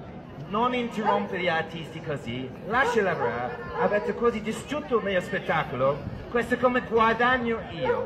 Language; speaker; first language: Italian; non-native, fluent; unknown